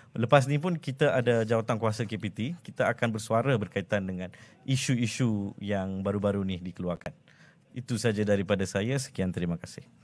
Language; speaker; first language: Malay; non-native, local second language; Tamil